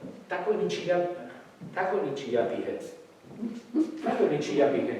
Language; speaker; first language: Basque; native; Basque